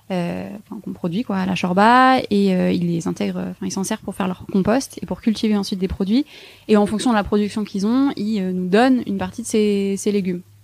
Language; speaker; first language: French; native; French